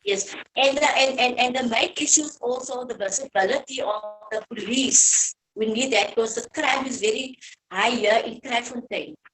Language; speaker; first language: English; non-native, local second language; Afrikaans